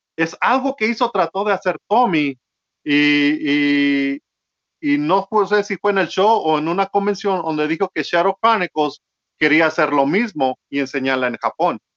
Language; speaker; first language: Spanish; early bilingual, heritage; Spanish